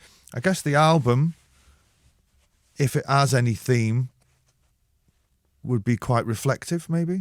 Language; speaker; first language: English; native; English